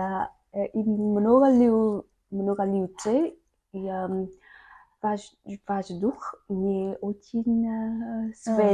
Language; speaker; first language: Russian; non-native, learner; Vietnamese